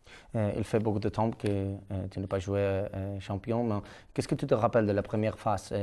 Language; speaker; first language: French; non-native, learner; Catalan